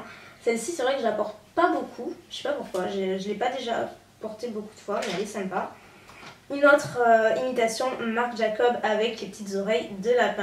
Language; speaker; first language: French; native; French